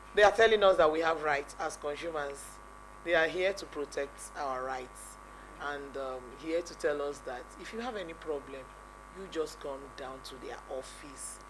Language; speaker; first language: English; non-native, local second language; Yoruba